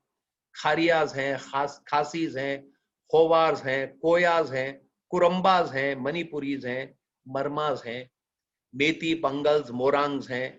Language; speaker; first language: Hindi; native; Hindi